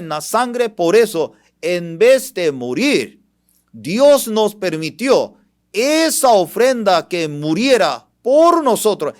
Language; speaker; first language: Spanish; non-native, fluent; Korean